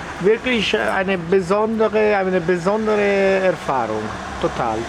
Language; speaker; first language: German; non-native, learner; Italian